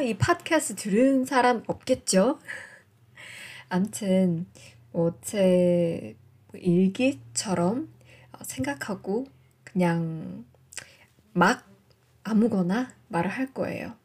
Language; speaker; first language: Korean; non-native, fluent; English